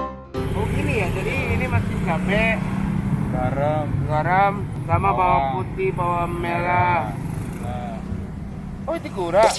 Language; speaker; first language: Indonesian; non-native, learner; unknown